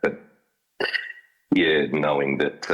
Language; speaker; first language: English; native; English